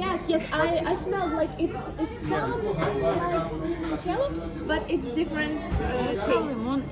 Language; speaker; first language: English; non-native, learner; Ukrainian